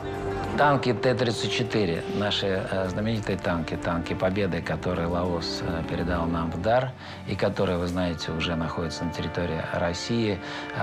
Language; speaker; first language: Russian; native; Russian